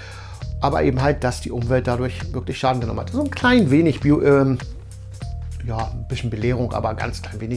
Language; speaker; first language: German; native; German